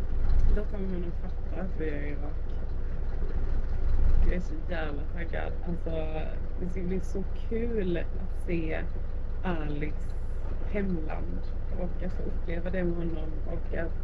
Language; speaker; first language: Swedish; native; Swedish